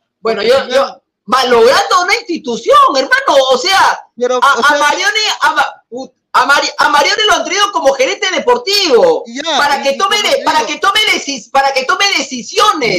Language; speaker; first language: Spanish; native; Spanish